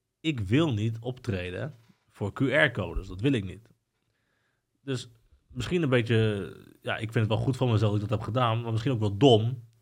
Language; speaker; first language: Dutch; early bilingual, other home language; Spanish